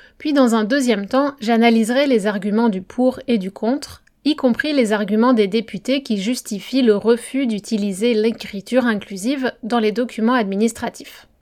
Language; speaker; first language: French; native; French